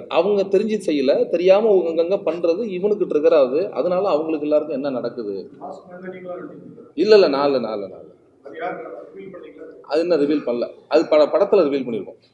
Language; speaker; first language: Tamil; native; Tamil